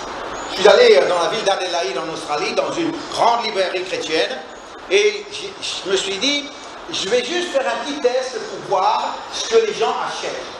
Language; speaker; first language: French; native; French